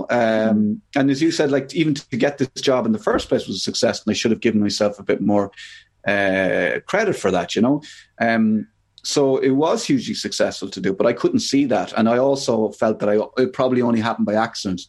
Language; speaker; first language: English; native; English